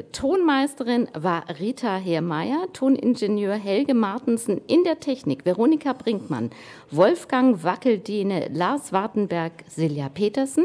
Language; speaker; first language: German; native; German